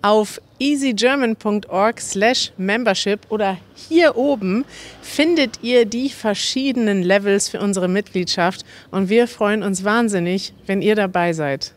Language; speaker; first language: German; native; German